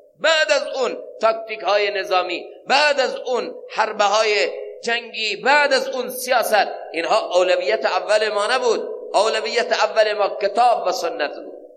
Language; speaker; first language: Persian; non-native, local second language; Central Kurdish